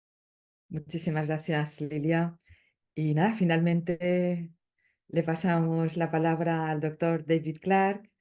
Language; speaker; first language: Spanish; native; Spanish